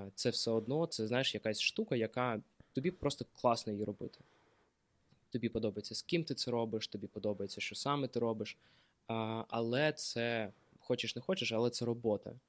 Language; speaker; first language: Ukrainian; non-native, local second language; Russian